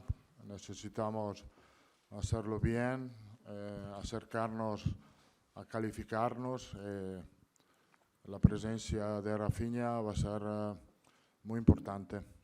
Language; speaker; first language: Spanish; non-native, fluent; Italian